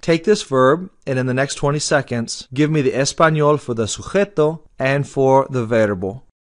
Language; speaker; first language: English; native; English